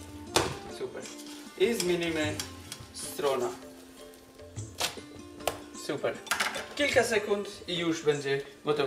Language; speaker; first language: Polish; non-native, learner; Bangla